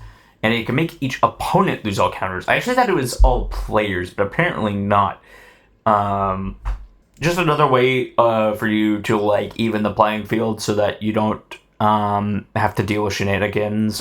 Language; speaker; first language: English; native; English